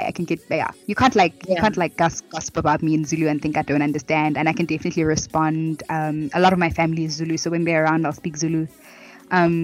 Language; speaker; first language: English; non-native, local second language; Tswana